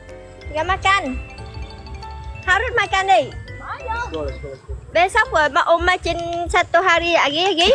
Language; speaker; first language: Indonesian; non-native, learner; Vietnamese